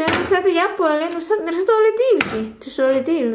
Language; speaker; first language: Turkish; non-native, learner; Indonesian